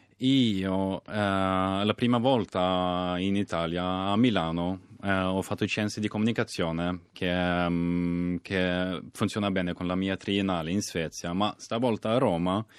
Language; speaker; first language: Italian; non-native, fluent; Swedish